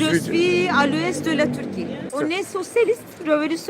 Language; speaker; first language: French; non-native, learner; Turkish